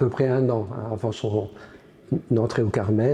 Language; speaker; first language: French; native; French